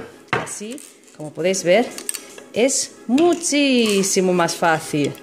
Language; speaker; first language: Spanish; native; Spanish